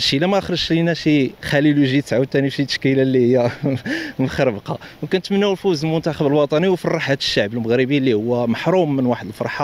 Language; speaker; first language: Arabic; native; Arabic